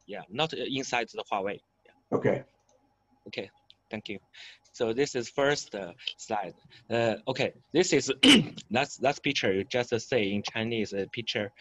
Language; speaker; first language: English; non-native, learner; Chinese